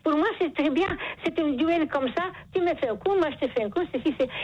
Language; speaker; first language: French; non-native, fluent; Polish